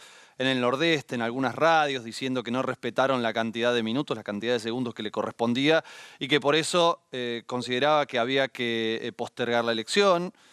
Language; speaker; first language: Spanish; native; Spanish